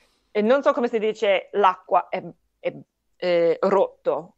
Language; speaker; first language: Italian; non-native, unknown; English